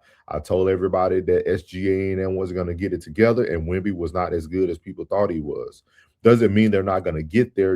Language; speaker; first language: English; native; English